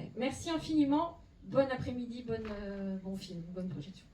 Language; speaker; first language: French; native; French